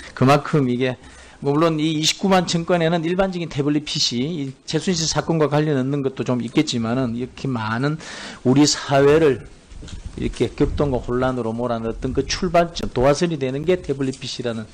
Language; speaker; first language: Korean; native; Korean